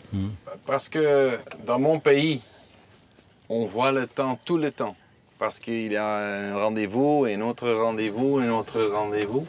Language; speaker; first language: French; non-native, learner; Dutch